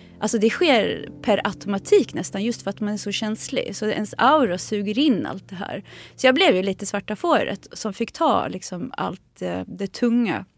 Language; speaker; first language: Swedish; early bilingual, other home language; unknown